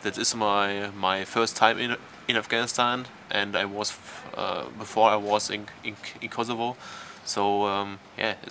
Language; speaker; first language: English; non-native, learner; German